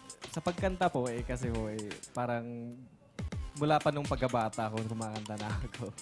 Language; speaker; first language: Filipino; non-native, local second language; Cebuano